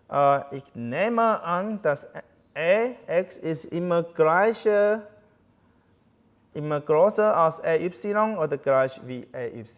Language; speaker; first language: German; non-native, fluent; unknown